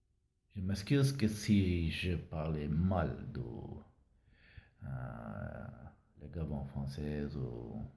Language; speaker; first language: French; non-native, learner; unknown